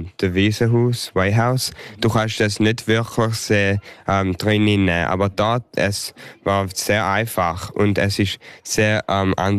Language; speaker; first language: German; early bilingual, heritage; English